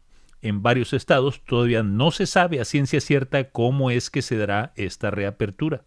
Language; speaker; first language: Spanish; native; Spanish